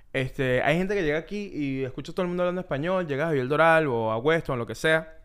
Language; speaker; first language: Spanish; native; Spanish